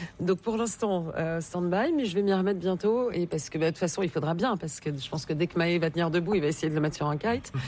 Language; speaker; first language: French; native; French